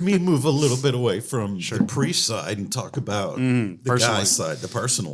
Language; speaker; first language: English; native; English